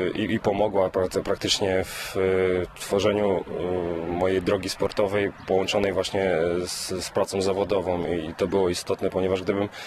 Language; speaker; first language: Polish; native; Polish